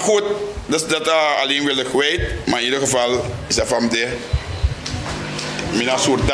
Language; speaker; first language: Dutch; non-native, local second language; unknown